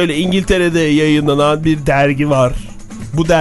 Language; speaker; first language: Turkish; native; Turkish